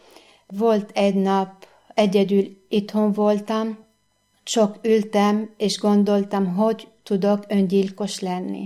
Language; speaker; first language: Hungarian; non-native, fluent; Arabic